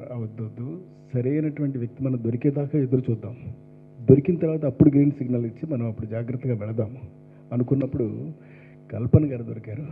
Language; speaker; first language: Telugu; native; Telugu